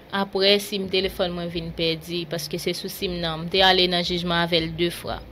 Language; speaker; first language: Haitian Creole; native; Haitian Creole